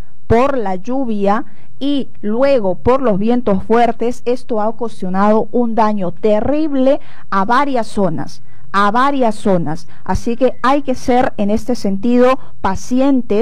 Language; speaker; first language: Spanish; native; Spanish